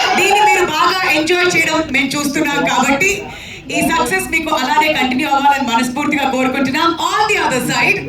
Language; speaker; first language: Telugu; native; Telugu